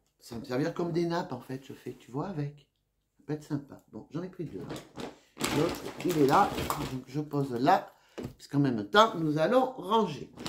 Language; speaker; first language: French; native; French